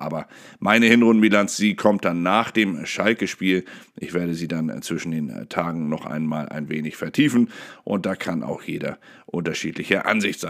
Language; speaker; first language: German; native; German